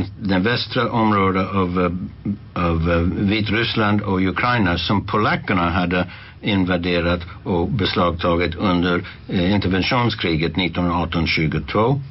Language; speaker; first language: Swedish; non-native, fluent; English